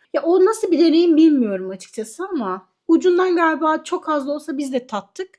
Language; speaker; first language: Turkish; native; Turkish